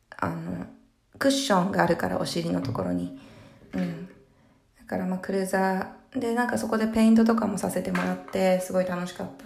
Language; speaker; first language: Japanese; early bilingual, heritage; Japanese